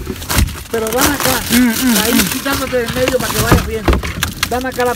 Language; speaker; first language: Spanish; native; Spanish